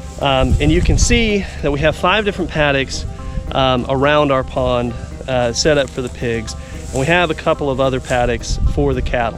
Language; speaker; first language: English; native; English